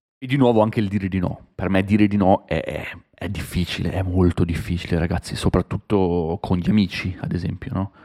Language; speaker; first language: Italian; native; Italian